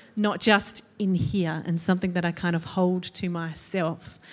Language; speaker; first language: English; native; English